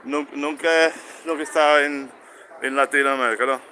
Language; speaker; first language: Spanish; non-native, fluent; English